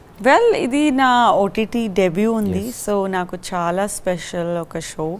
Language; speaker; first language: Telugu; non-native, learner; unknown